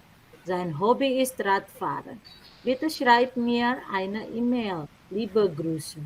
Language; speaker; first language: German; non-native, learner; Indonesian